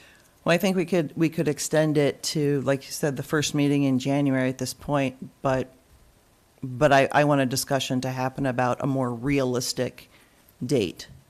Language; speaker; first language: English; native; English